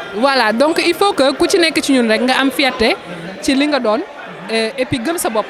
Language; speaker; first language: Wolof; non-native, local second language; Fula